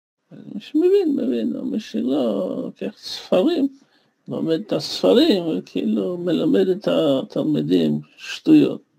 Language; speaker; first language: Hebrew; non-native, fluent; Russian